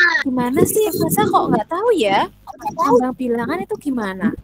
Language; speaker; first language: Indonesian; native; Indonesian